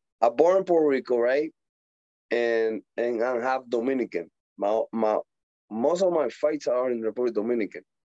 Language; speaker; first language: English; non-native, learner; Spanish